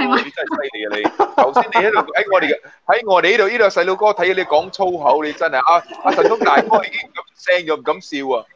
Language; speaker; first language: Chinese; native; Chinese